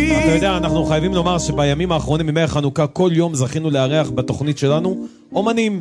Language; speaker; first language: Hebrew; native; Hebrew